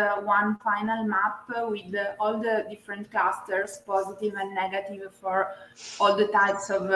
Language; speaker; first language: English; non-native, fluent; Italian